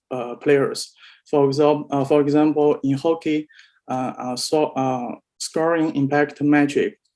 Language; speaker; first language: English; non-native, learner; Chinese